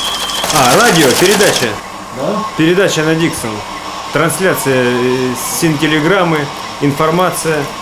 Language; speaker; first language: Russian; native; Russian